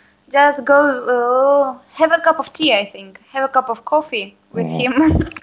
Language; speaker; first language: English; non-native, learner; Russian